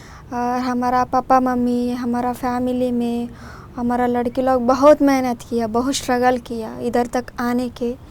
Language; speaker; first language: Hindi; non-native, local second language; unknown